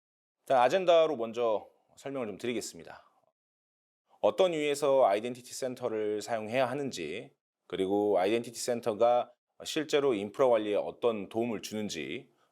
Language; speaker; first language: Korean; native; Korean